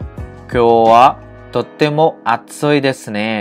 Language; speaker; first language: Japanese; non-native, fluent; Khmer